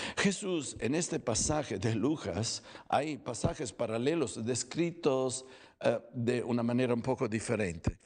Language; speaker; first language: Spanish; non-native, fluent; Italian